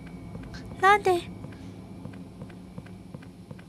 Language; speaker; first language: Japanese; non-native, learner; English